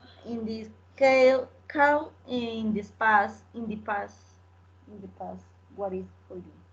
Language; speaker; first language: English; non-native, learner; Spanish